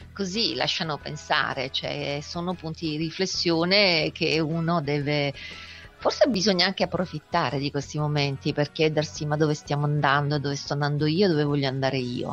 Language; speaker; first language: Italian; native; Italian